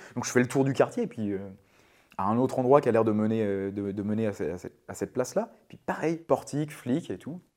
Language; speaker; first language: French; native; French